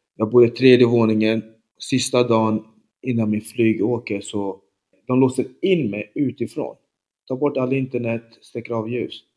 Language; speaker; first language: Swedish; early bilingual, other home language; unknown